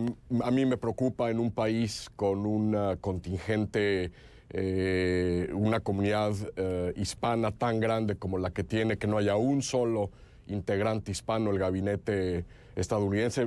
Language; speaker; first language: Spanish; native; Spanish